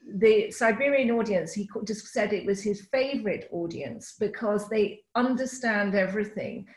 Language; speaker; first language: English; native; English